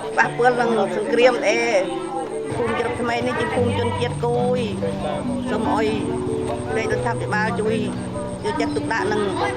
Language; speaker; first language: Khmer; non-native, local second language; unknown